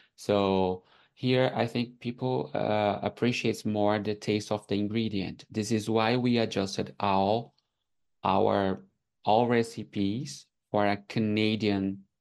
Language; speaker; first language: English; non-native, fluent; Portuguese